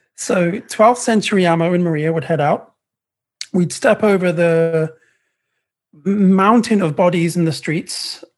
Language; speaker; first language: English; native; English